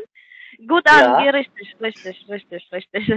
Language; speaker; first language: German; non-native, fluent; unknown